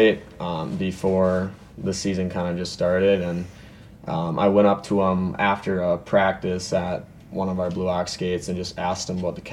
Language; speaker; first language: English; native; English